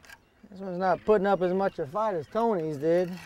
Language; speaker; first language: English; native; English